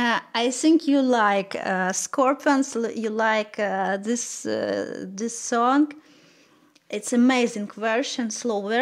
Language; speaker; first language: English; non-native, learner; Russian